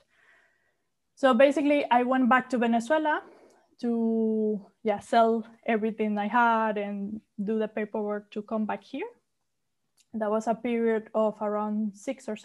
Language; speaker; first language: English; non-native, fluent; Spanish